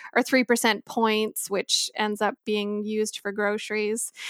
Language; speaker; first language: English; native; English